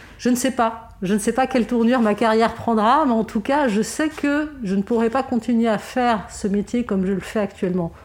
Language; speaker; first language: French; non-native, local second language; Arabic